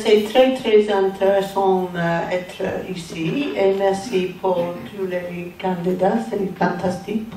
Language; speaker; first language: French; non-native, learner; English